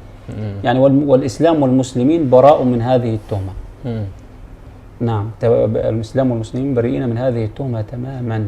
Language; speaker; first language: Arabic; native; Arabic